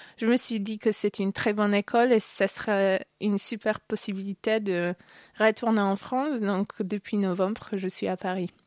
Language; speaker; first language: French; non-native, fluent; Polish